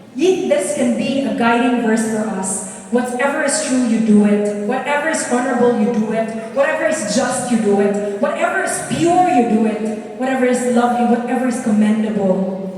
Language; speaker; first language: English; non-native, local second language; Filipino